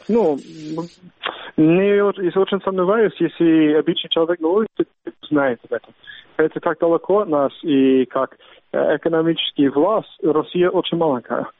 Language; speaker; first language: Russian; non-native, fluent; English